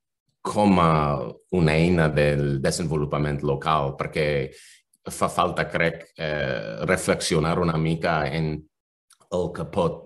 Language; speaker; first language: Catalan; non-native, fluent; English